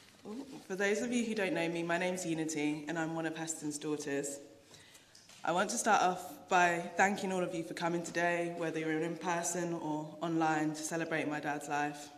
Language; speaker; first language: English; native; English